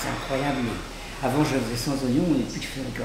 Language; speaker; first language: French; native; French